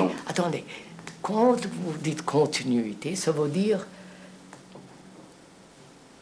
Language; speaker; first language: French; non-native, fluent; Telugu